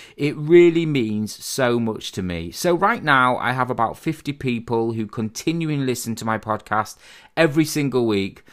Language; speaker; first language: English; native; English